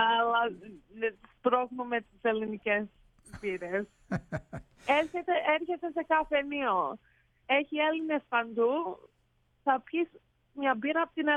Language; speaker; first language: Greek; early bilingual, heritage; Greek